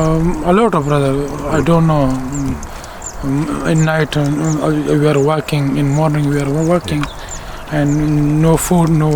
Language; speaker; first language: English; non-native, learner; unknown